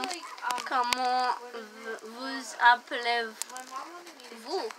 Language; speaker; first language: French; non-native, learner; English